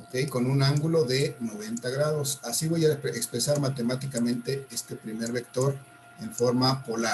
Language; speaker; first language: Spanish; native; Spanish